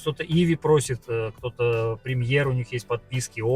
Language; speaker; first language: Russian; native; Russian